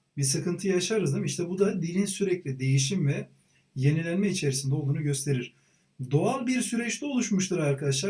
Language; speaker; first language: Turkish; native; Turkish